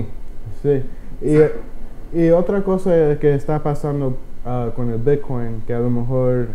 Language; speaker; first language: Spanish; early bilingual, heritage; Spanish